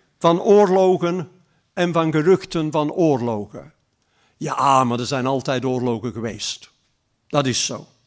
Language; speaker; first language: Dutch; non-native, fluent; English